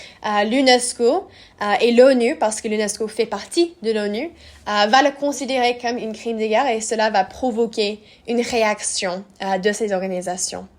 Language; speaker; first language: French; non-native, learner; English